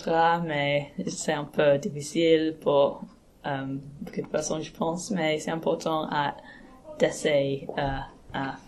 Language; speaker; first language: French; non-native, learner; English